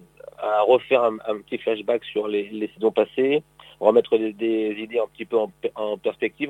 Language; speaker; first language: French; native; French